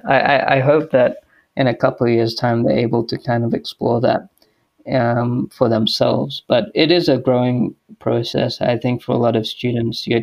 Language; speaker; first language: English; native; English